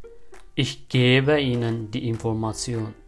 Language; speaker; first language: German; non-native, fluent; Amharic